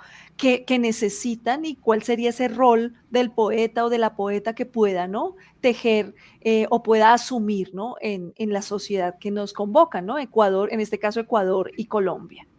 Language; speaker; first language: Spanish; native; Spanish